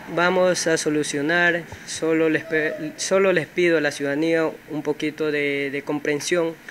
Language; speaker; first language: Spanish; native; Spanish